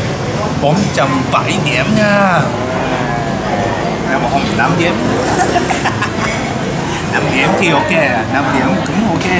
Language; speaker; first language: Vietnamese; non-native, learner; Japanese